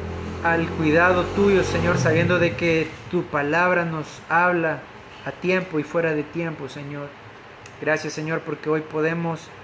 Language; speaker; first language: Spanish; native; Spanish